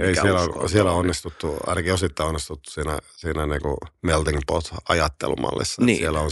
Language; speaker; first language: Finnish; native; Finnish